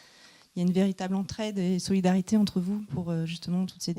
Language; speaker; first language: French; native; French